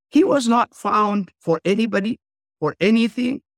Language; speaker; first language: English; non-native, fluent; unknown